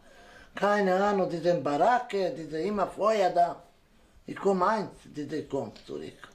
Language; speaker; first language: German; non-native, learner; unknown